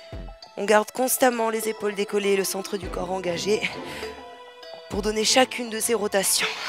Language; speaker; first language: French; native; French